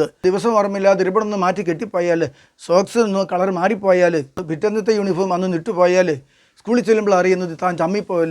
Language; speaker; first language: Malayalam; native; Malayalam